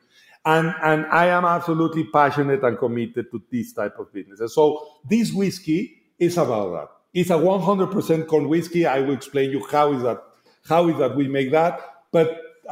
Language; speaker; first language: English; non-native, fluent; Spanish